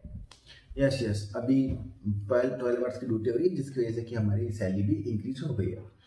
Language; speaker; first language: Hindi; native; Hindi